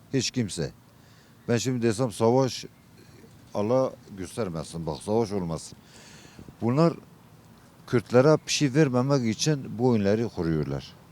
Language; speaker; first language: Turkish; non-native, local second language; Kurdish